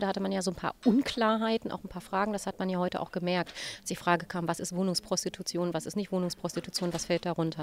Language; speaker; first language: German; native; German